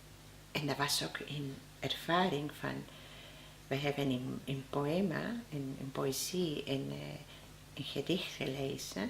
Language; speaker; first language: Dutch; non-native, learner; Spanish